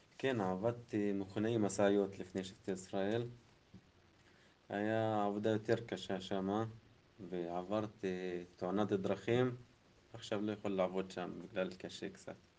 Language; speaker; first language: Hebrew; non-native, local second language; Arabic